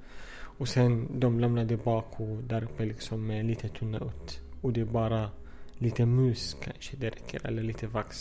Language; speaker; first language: Swedish; non-native, fluent; Arabic